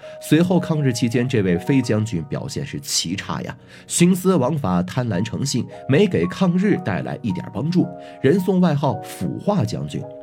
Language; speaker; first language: Chinese; native; Chinese